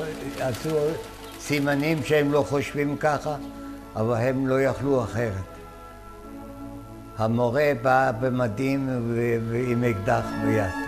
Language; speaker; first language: Hebrew; non-native, fluent; German